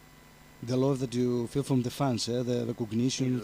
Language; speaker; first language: English; non-native, fluent; Greek